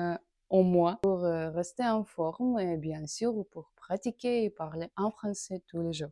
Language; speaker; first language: French; non-native, learner; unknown